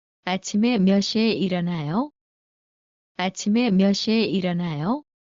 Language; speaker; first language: Korean; non-native, learner; Bangla